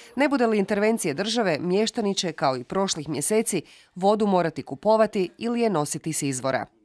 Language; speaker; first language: Croatian; native; Croatian